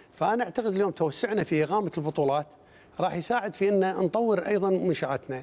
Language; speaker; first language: Arabic; native; Arabic